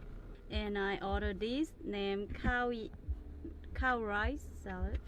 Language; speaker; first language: English; non-native, learner; Thai